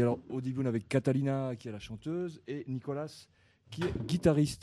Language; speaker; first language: French; native; French